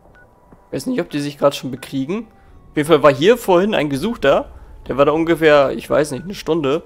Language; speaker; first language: German; native; German